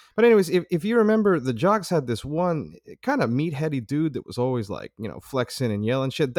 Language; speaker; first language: English; early bilingual, other home language; Filipino